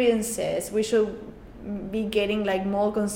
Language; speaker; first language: English; non-native, fluent; Spanish